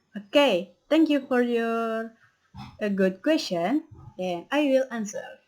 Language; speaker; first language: English; non-native, learner; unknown